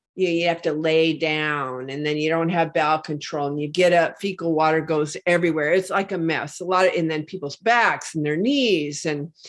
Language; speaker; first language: English; native; English